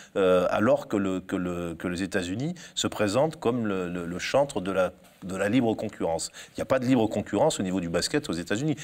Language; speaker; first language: French; native; French